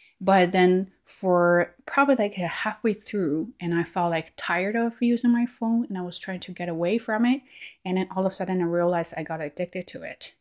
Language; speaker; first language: English; non-native, fluent; Chinese